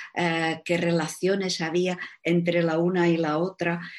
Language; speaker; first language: Spanish; non-native, fluent; Czech